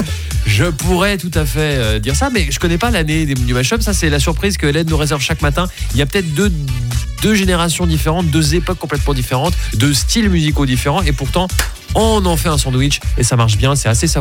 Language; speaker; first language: French; native; French